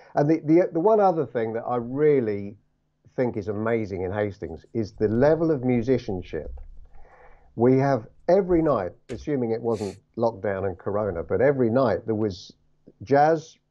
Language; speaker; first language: English; native; English